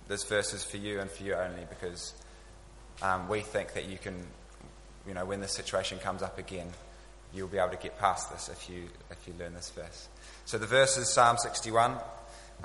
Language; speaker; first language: English; native; English